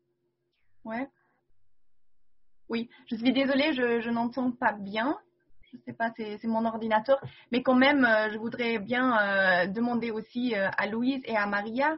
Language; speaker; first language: French; non-native, fluent; German